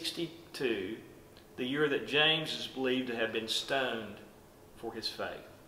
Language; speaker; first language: English; native; English